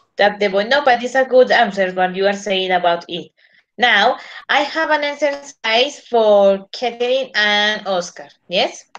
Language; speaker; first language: English; non-native, learner; Spanish